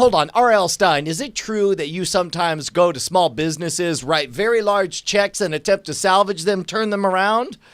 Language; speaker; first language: English; native; English